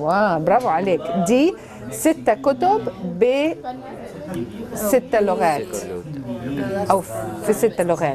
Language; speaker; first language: Arabic; non-native, fluent; English